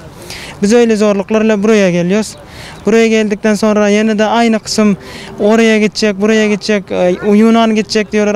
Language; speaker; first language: Turkish; non-native, fluent; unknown